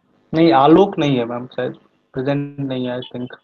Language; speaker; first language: Hindi; native; Hindi